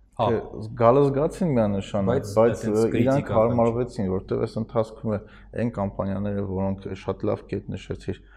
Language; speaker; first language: Armenian; native; Armenian